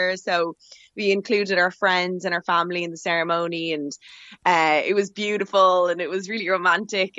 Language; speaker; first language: English; native; English